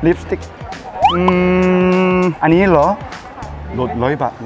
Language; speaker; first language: Thai; non-native, learner; Korean